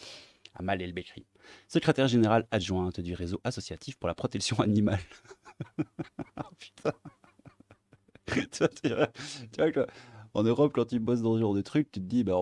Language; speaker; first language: French; native; French